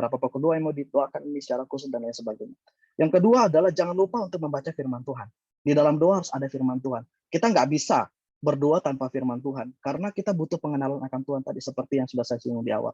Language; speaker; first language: Indonesian; native; Indonesian